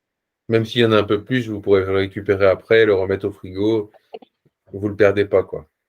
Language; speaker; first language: French; native; French